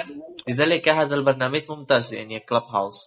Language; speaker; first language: Arabic; non-native, learner; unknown